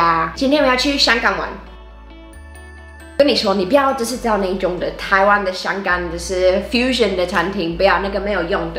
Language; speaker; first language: Chinese; non-native, fluent; English